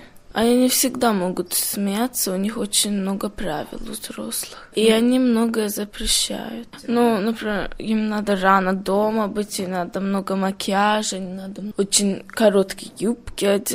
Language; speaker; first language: Russian; early bilingual, heritage; Russian